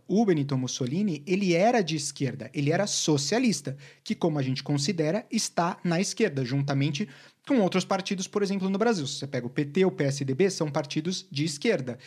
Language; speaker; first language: Portuguese; native; Portuguese